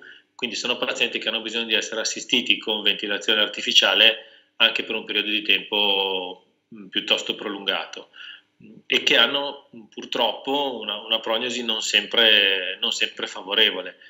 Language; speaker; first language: Italian; native; Italian